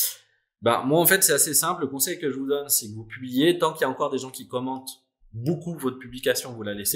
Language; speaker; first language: French; native; French